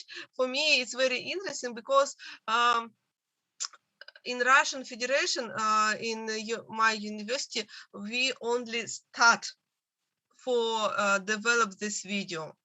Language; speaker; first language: English; non-native, learner; Russian